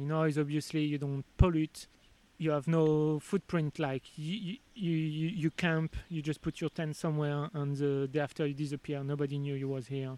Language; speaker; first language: English; non-native, fluent; French